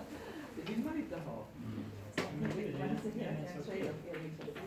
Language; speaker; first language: Swedish; native; Swedish